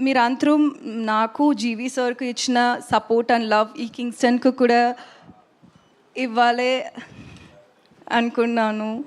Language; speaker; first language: Telugu; non-native, learner; Tamil